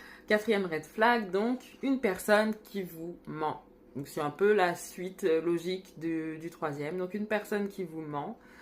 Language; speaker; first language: French; native; French